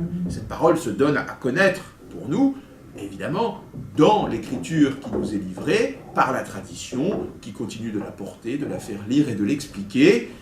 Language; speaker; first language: French; native; French